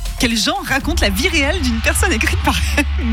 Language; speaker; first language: French; native; French